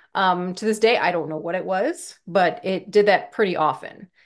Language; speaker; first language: English; native; English